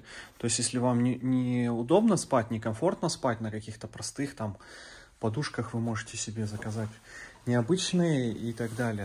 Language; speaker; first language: Russian; native; Russian